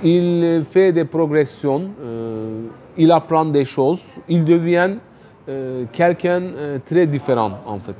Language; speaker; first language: French; non-native, fluent; Turkish